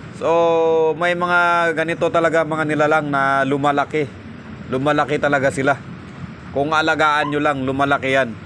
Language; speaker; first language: Filipino; non-native, local second language; Cebuano